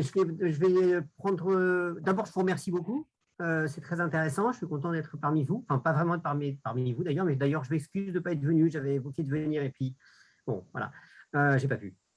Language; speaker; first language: French; native; French